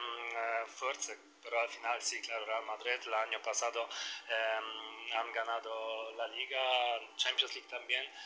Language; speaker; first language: Spanish; non-native, learner; Polish